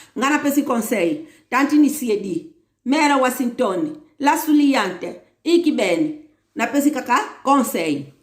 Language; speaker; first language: Lingala; non-native, local second language; Kongo